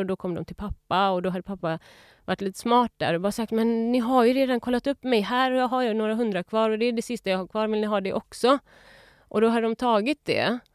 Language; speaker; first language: Swedish; early bilingual, other home language; Persian